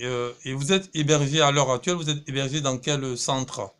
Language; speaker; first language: French; native; French